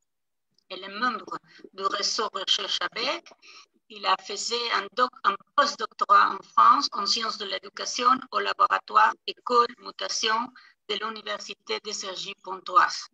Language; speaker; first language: French; non-native, fluent; Spanish